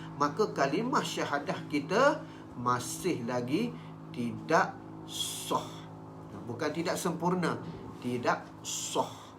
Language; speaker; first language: Malay; native; Malay